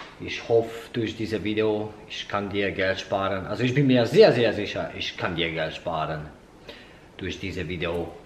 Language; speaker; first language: German; non-native, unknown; Hungarian